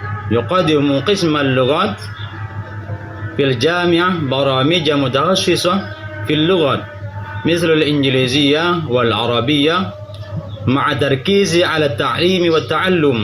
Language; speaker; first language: Arabic; non-native, learner; Indonesian